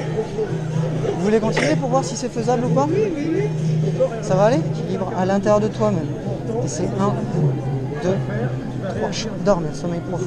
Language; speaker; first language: French; native; French